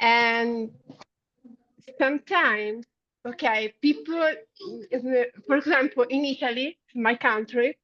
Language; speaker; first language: English; non-native, learner; Italian